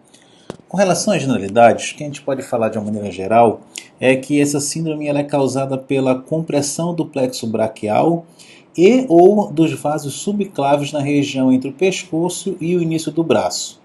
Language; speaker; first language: Portuguese; native; Portuguese